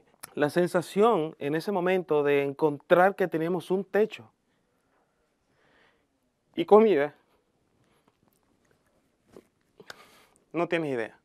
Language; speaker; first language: Spanish; native; Spanish